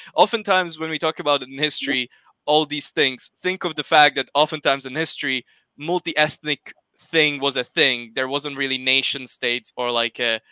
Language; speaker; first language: English; non-native, fluent; Slovak